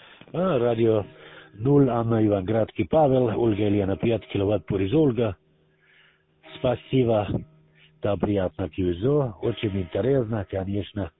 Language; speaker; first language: Russian; non-native, learner; German